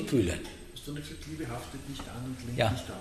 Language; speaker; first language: German; native; German